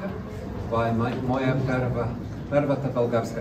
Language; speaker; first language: Bulgarian; non-native, learner; English